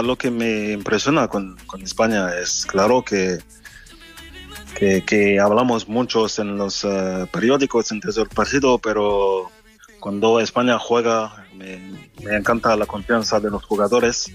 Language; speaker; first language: Spanish; non-native, fluent; French